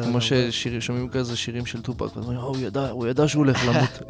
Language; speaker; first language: Hebrew; native; Hebrew